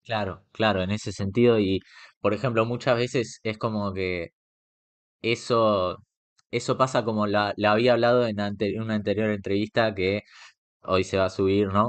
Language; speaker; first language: Spanish; native; Spanish